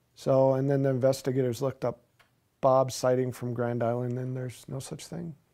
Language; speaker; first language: English; native; English